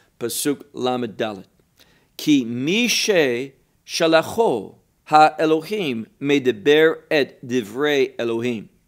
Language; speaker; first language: Hebrew; non-native, fluent; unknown